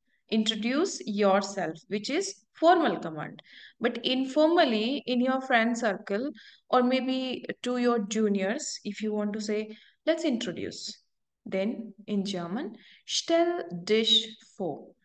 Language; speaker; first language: English; non-native, local second language; Hindi